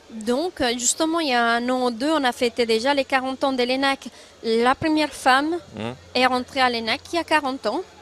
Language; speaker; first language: French; non-native, fluent; Spanish